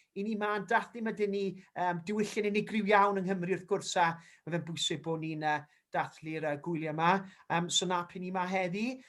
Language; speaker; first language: Welsh; native; Welsh